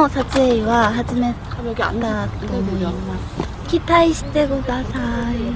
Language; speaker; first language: Japanese; non-native, learner; Korean